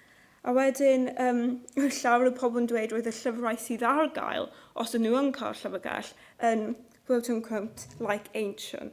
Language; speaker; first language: Welsh; non-native, local second language; English